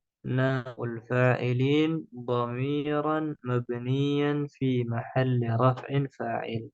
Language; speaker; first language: Arabic; non-native, fluent; Indonesian